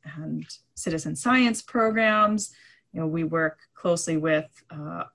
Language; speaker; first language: English; native; English